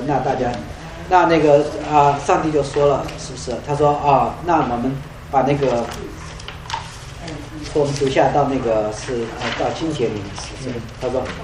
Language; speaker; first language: Chinese; native; Chinese